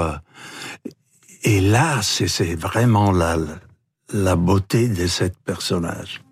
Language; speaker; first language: French; non-native, fluent; Italian